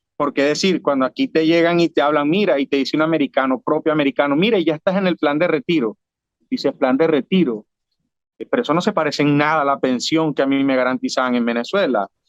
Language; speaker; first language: Spanish; native; Spanish